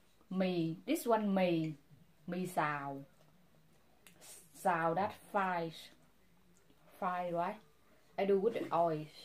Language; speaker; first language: English; non-native, learner; Vietnamese